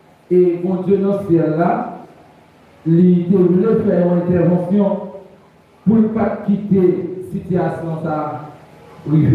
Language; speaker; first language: French; non-native, local second language; Haitian Creole